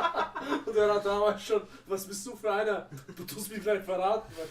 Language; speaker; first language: German; native; German